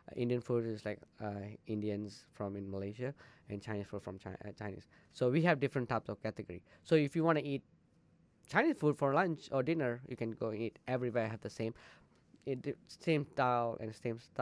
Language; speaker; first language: English; non-native, local second language; Tamil